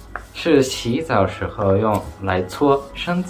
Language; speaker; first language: Chinese; non-native, fluent; Mongolian